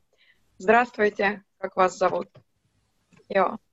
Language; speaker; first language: Russian; non-native, fluent; Finnish